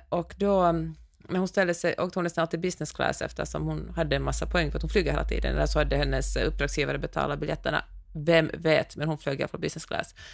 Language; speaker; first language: Swedish; native; Swedish